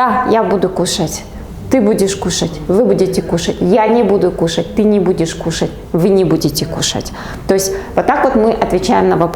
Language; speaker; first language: Russian; non-native, local second language; Kazakh